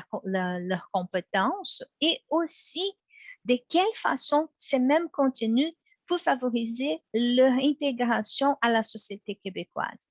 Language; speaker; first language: French; non-native, fluent; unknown